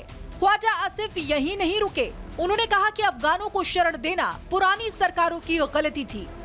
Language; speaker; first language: Hindi; native; Hindi